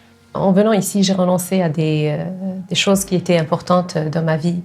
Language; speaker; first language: French; non-native, local second language; Arabic